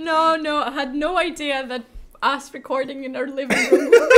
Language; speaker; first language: English; non-native, fluent; Greek